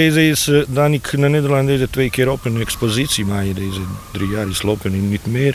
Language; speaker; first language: Dutch; non-native, learner; Bosnian